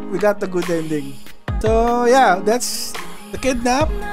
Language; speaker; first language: English; non-native, local second language; Filipino